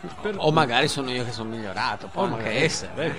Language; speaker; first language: Italian; native; Italian